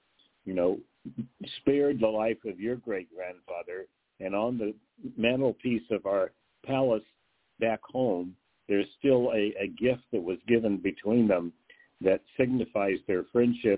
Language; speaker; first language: English; native; English